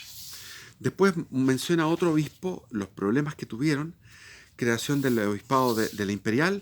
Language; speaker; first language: Spanish; native; Spanish